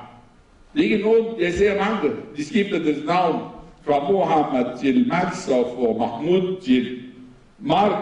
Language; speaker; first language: Danish; non-native, fluent; Arabic